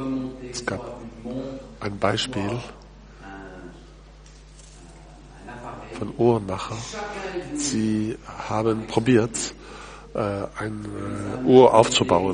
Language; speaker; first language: German; non-native, fluent; French